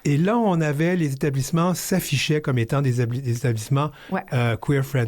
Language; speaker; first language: French; native; French